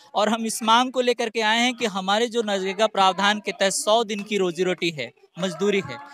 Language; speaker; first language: Hindi; native; Hindi